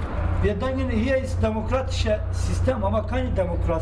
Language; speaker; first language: German; non-native, learner; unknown